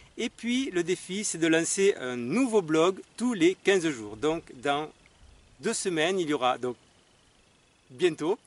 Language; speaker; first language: French; native; French